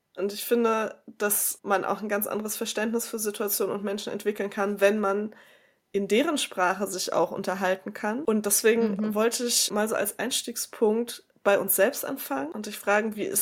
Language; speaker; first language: German; native; German